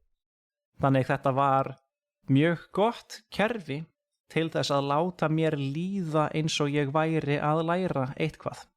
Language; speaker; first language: Icelandic; non-native, fluent; English